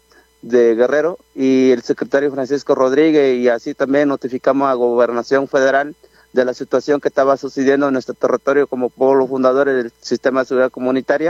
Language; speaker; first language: Spanish; non-native, local second language; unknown